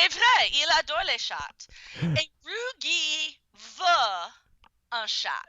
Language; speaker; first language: French; non-native, fluent; English